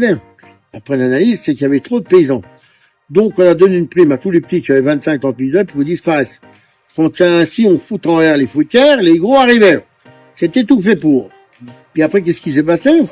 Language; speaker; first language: French; native; French